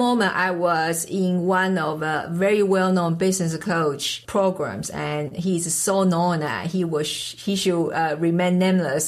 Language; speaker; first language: English; non-native, fluent; Chinese